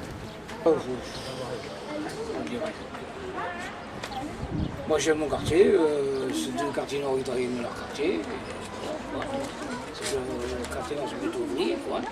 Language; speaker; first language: French; native; French